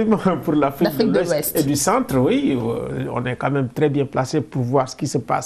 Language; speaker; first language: French; non-native, local second language; Wolof